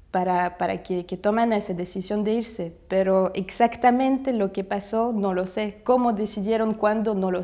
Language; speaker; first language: Spanish; non-native, fluent; Russian